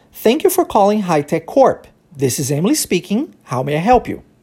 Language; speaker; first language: English; early bilingual, other home language; Portuguese